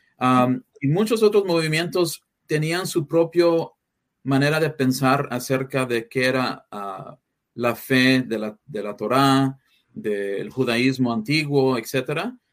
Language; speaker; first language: Spanish; early bilingual, heritage; English